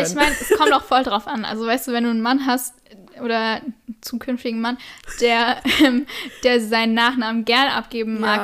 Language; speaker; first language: German; native; German